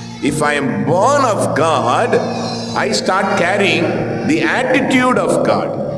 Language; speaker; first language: English; non-native, local second language; Tamil